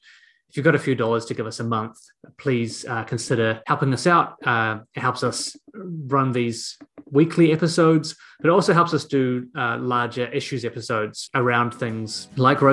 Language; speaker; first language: English; native; English